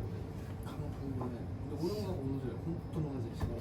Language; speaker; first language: Japanese; native; Japanese